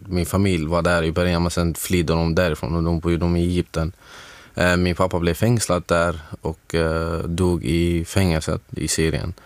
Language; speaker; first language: Swedish; non-native, fluent; Arabic